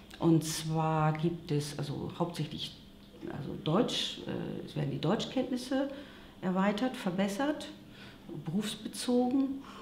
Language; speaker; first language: German; native; German